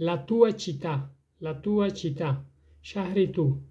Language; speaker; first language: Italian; non-native, fluent; Persian